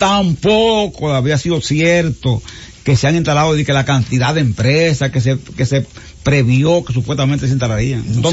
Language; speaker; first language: Spanish; native; Spanish